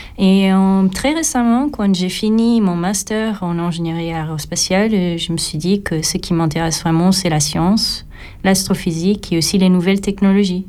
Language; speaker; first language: French; non-native, fluent; Portuguese